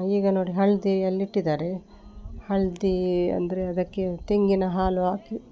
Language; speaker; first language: Kannada; non-native, local second language; Tulu